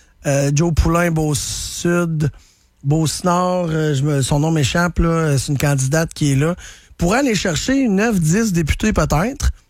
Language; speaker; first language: French; native; French